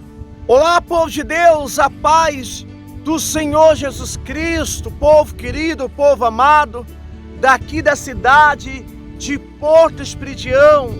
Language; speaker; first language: Portuguese; native; Portuguese